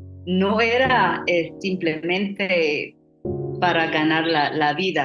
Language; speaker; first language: Spanish; non-native, fluent; English